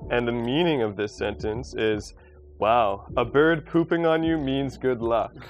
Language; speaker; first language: English; native; English